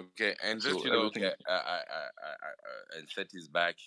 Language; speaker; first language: English; non-native, fluent; French